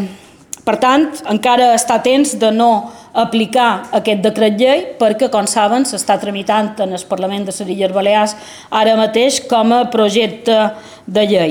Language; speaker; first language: Catalan; native; Catalan